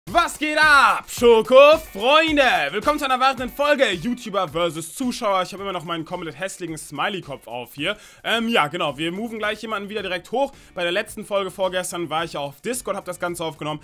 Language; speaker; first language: German; native; German